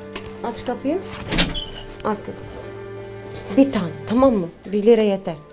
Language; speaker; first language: Turkish; non-native, learner; Arabic